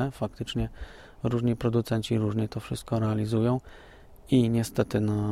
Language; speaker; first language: Polish; native; Polish